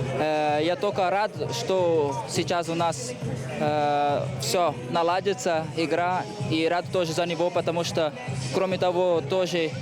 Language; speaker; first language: Russian; non-native, fluent; Portuguese